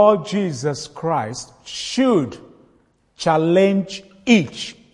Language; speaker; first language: English; non-native, local second language; Igbo